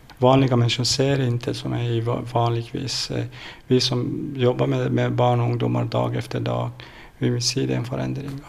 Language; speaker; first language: Swedish; non-native, fluent; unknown